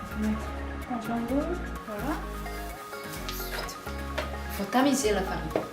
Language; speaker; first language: French; non-native, learner; Korean